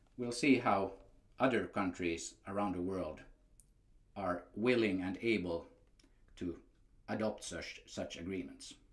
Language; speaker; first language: English; non-native, fluent; Finnish